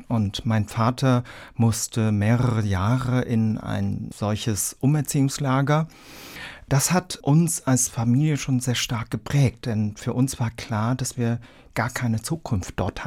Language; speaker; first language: German; early bilingual, other home language; Vietnamese